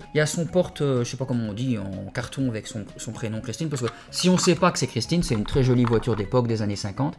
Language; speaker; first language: French; native; French